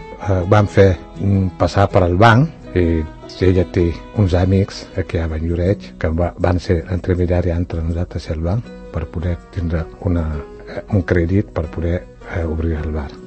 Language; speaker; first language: Catalan; non-native, fluent; Wolof